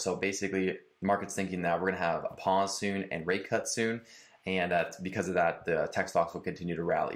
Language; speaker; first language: English; native; English